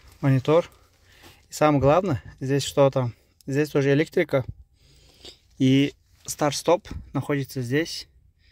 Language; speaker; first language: Russian; non-native, learner; Uzbek